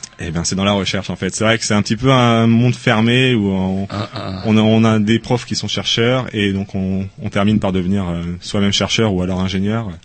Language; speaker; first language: French; native; French